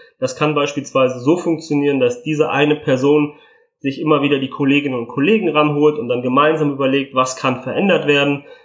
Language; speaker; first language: German; early bilingual, other home language; Italian